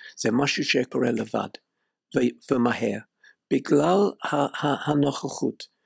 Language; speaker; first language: Hebrew; non-native, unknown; English